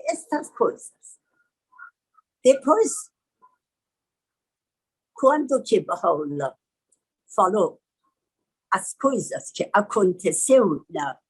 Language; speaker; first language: Portuguese; non-native, learner; Persian